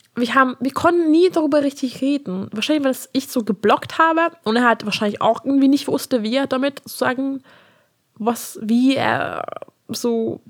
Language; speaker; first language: German; non-native, fluent; Hungarian